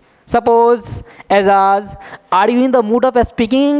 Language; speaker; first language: English; non-native, fluent; Hindi